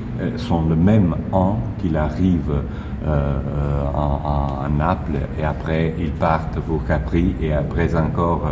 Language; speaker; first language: French; non-native, fluent; Italian